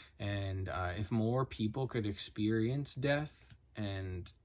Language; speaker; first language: English; native; English